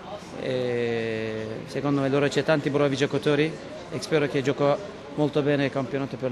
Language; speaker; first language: Italian; non-native, learner; Turkish